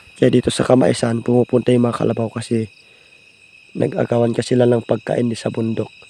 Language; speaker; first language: Filipino; non-native, local second language; Iloko